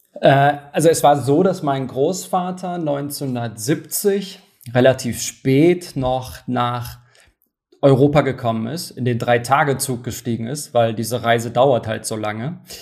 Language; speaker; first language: German; early bilingual, other home language; Turkish